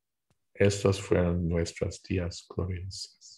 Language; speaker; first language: Spanish; non-native, fluent; English